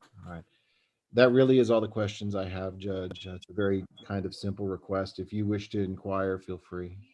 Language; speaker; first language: English; native; English